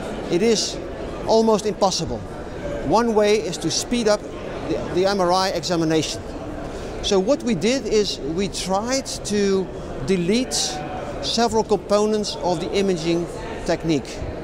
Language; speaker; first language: English; non-native, fluent; Dutch